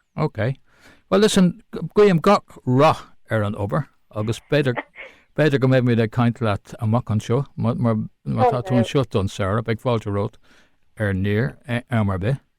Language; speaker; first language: Irish; non-native, local second language; English